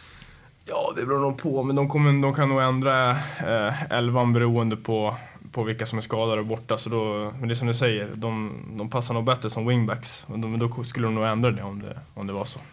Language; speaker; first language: Swedish; native; Swedish